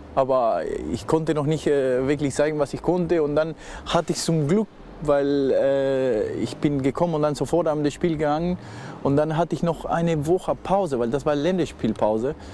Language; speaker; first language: German; non-native, fluent; Spanish